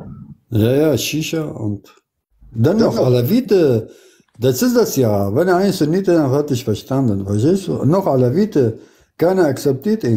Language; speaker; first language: German; non-native, fluent; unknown